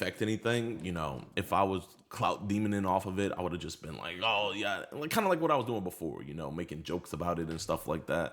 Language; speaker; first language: English; native; English